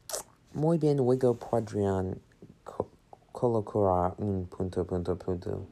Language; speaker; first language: Spanish; non-native, learner; English